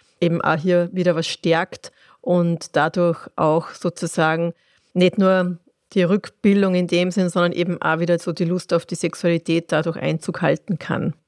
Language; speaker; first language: German; native; German